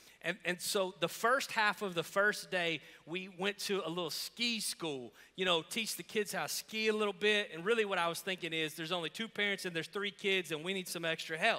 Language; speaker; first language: English; native; English